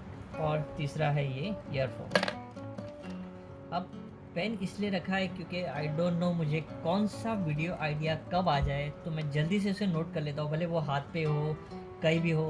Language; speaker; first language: Hindi; native; Hindi